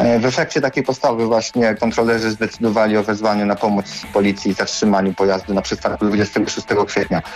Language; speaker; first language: Polish; native; Polish